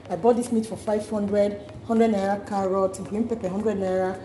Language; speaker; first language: English; non-native, local second language; Igbo